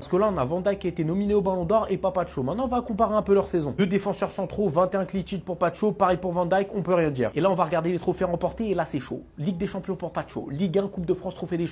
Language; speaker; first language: French; native; French